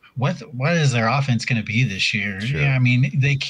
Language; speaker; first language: English; native; English